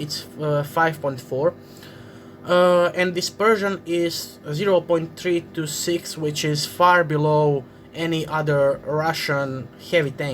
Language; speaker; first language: English; non-native, fluent; Croatian